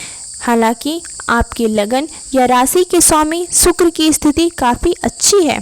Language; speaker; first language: Hindi; native; Hindi